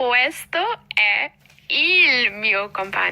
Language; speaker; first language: Italian; non-native, learner; English